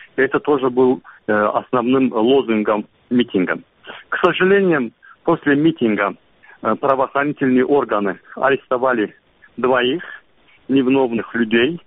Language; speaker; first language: Russian; non-native, local second language; Azerbaijani